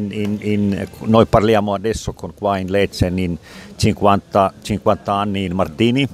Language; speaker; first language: Italian; non-native, learner; Finnish